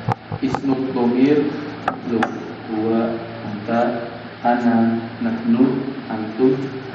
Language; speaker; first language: Arabic; non-native, learner; Indonesian